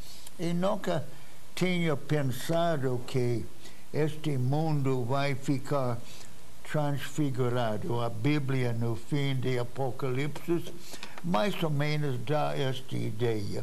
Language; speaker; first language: Portuguese; non-native, fluent; English